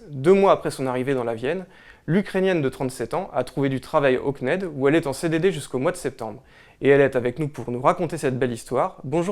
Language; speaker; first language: French; native; French